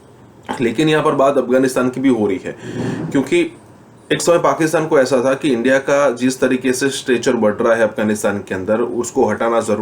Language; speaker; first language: Hindi; native; Hindi